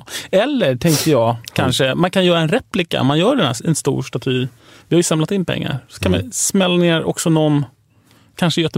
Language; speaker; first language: Swedish; native; Swedish